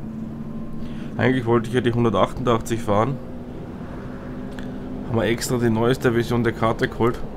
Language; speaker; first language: German; native; German